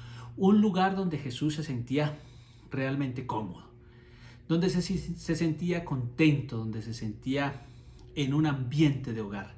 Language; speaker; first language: Spanish; native; Spanish